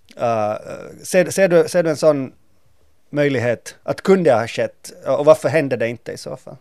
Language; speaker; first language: Swedish; native; Swedish